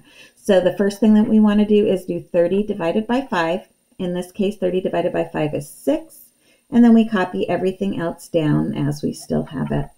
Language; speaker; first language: English; native; English